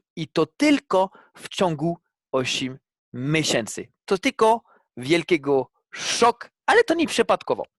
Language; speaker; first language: Polish; non-native, fluent; French